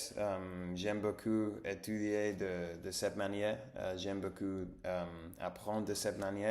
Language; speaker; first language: French; non-native, learner; English